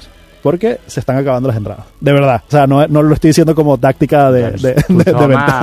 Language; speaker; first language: Spanish; native; Spanish